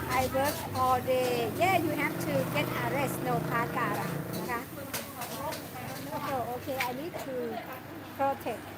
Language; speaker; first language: English; non-native, learner; Thai